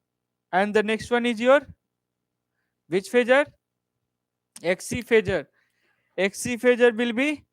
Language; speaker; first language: English; non-native, local second language; Hindi